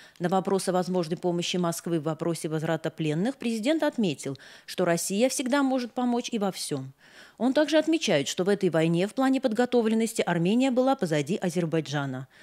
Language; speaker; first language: Russian; non-native, local second language; Armenian